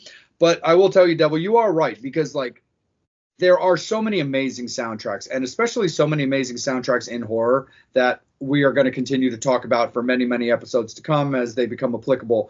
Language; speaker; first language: English; native; English